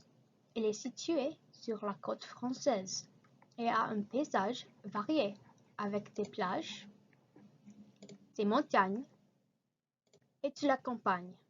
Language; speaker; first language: French; non-native, learner; English